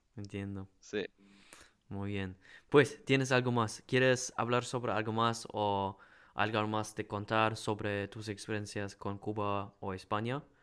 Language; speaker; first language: Spanish; non-native, fluent; German